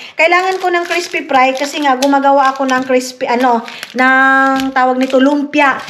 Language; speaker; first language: Filipino; non-native, local second language; Cebuano